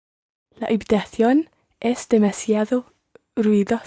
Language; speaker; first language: Spanish; non-native, learner; English